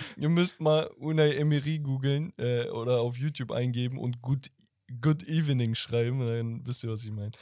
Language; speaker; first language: German; early bilingual, other home language; Turkish